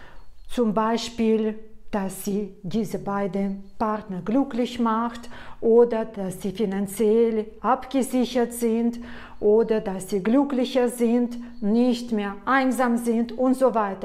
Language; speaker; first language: German; non-native, fluent; Russian